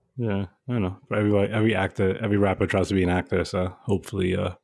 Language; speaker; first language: English; early bilingual, other home language; Spanish